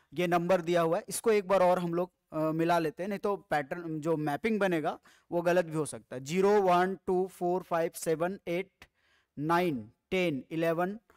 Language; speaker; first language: Hindi; native; Hindi